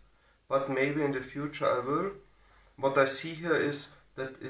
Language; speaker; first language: English; non-native, fluent; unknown